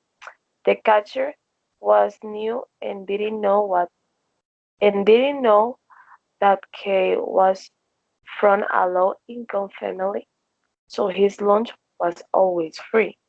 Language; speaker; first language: English; non-native, learner; Spanish